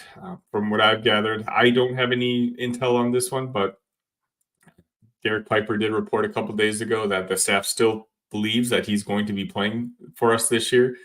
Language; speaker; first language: English; native; English